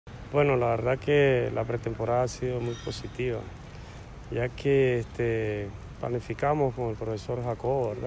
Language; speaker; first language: Spanish; native; Spanish